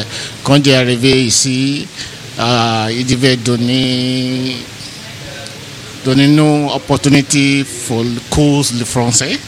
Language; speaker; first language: French; non-native, learner; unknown